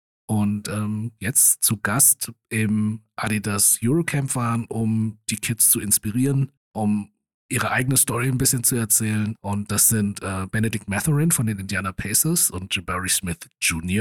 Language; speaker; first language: German; native; German